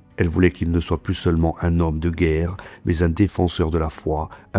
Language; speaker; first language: French; native; French